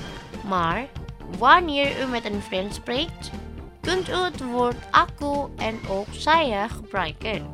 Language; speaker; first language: Dutch; non-native, learner; Indonesian